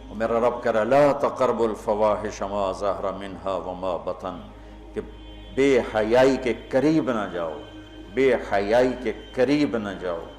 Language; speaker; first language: Urdu; non-native, local second language; Punjabi